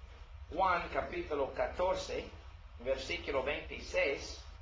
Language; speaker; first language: Spanish; non-native, learner; English